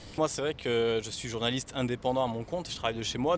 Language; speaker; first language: French; native; French